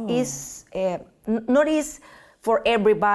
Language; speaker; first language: English; non-native, learner; Spanish